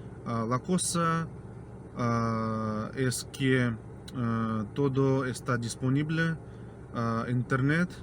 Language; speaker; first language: Spanish; non-native, fluent; Russian